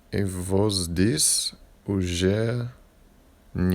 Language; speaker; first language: Russian; non-native, learner; English